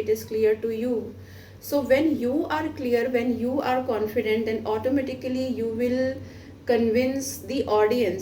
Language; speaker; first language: English; non-native, local second language; Hindi